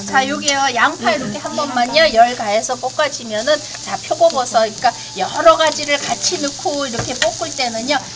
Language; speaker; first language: Korean; native; Korean